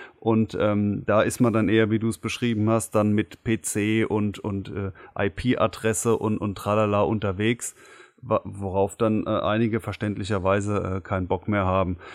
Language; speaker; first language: German; native; German